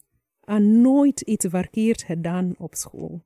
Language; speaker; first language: Dutch; non-native, fluent; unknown